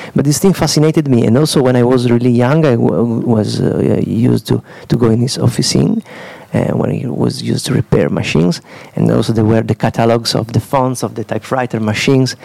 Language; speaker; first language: English; non-native, fluent; Italian